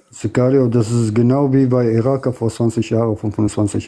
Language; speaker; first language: German; non-native, fluent; Arabic